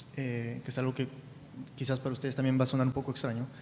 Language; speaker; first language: Spanish; early bilingual, heritage; Spanish